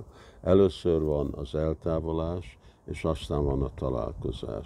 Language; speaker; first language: Hungarian; early bilingual, heritage; Hungarian